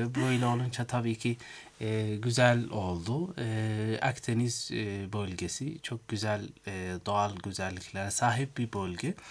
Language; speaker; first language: Turkish; non-native, fluent; Somali